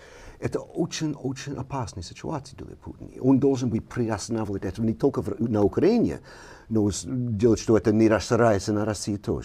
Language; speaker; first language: Russian; non-native, fluent; English